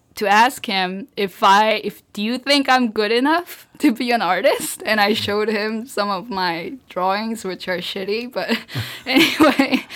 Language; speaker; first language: English; early bilingual, other home language; Korean